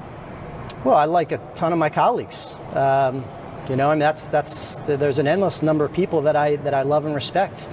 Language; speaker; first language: English; native; English